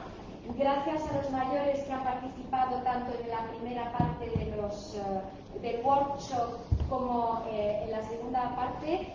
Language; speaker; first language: Spanish; native; Spanish